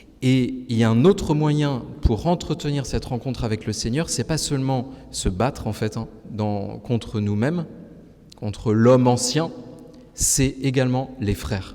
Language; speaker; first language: French; native; French